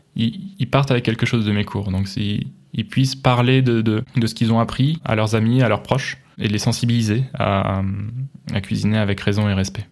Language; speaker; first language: French; native; French